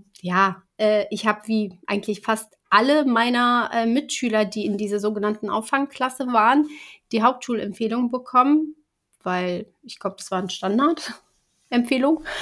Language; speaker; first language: German; early bilingual, other home language; Kurdish